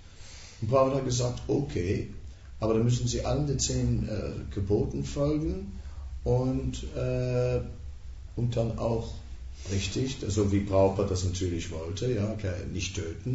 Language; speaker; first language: German; non-native, fluent; Dutch